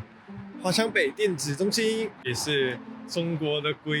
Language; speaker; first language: Chinese; native; Chinese